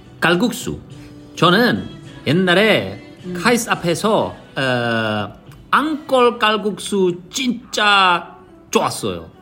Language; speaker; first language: Korean; non-native, learner; Czech